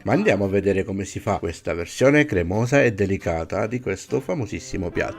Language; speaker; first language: Italian; native; Italian